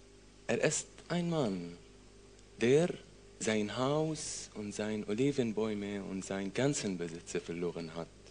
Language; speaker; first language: German; non-native, learner; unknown